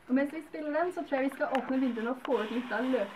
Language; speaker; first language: Norwegian; native; Norwegian